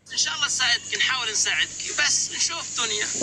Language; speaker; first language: Arabic; native; Arabic